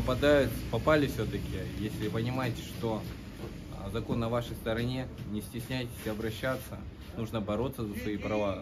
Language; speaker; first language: Russian; native; Russian